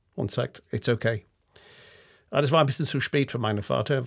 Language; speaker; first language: German; non-native, fluent; English